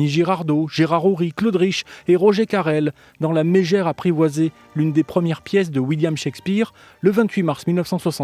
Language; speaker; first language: French; native; French